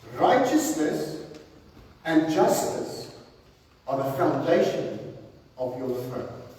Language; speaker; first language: English; non-native, local second language; Afrikaans